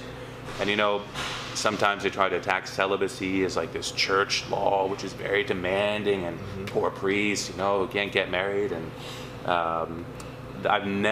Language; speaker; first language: English; native; English